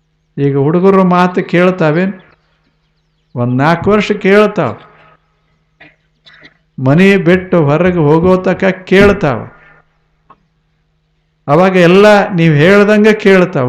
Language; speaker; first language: Kannada; native; Kannada